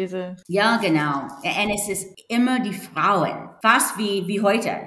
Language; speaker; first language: German; non-native, learner; English